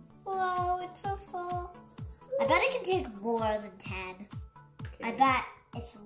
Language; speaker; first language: English; native; English